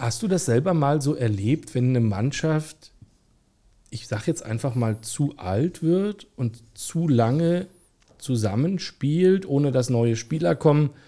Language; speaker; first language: German; native; German